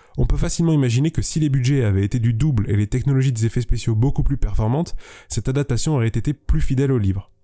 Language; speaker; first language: French; native; French